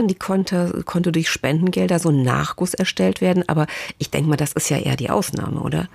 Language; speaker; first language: German; native; German